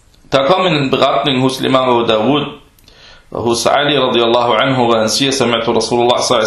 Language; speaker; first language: Danish; early bilingual, other home language; Arabic